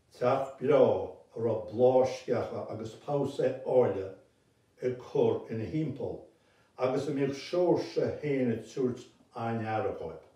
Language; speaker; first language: Irish; native; Irish